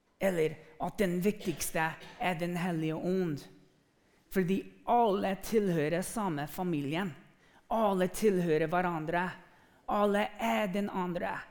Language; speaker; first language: Norwegian; non-native, fluent; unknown